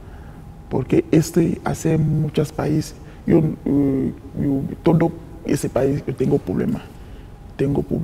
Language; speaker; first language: Spanish; non-native, learner; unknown